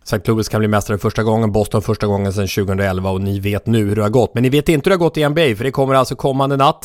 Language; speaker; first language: Swedish; native; Swedish